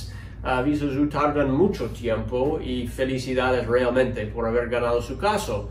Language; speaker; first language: Spanish; non-native, fluent; English